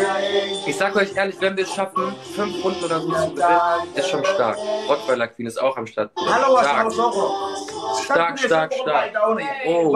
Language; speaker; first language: German; early bilingual, other home language; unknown